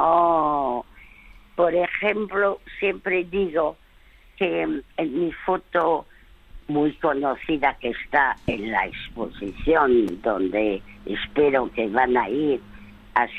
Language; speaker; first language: Spanish; early bilingual, other home language; French